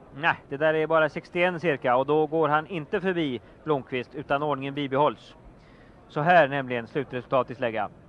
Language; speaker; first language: Swedish; native; Swedish